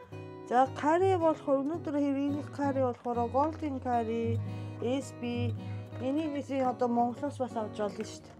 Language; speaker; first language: Mongolian; non-native, fluent; Japanese